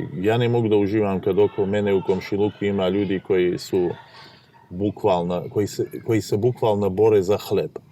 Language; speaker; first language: Serbian; non-native, fluent; Ossetic